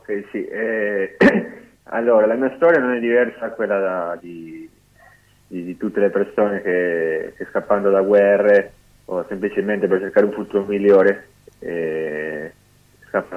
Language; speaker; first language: Italian; non-native, fluent; Spanish